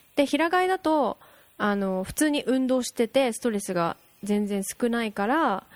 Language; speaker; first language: Japanese; early bilingual, heritage; Japanese